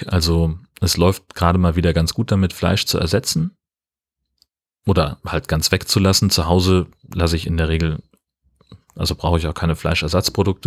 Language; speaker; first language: German; native; German